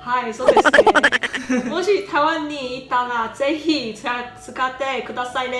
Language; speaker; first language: Japanese; non-native, learner; Chinese